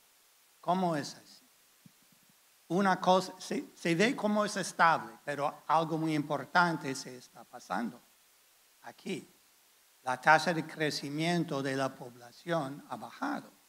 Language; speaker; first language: Spanish; non-native, fluent; English